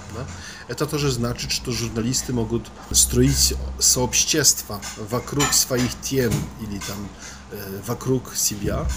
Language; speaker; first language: Russian; non-native, learner; Polish